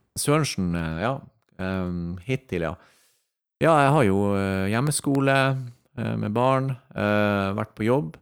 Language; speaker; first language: Norwegian; native; Norwegian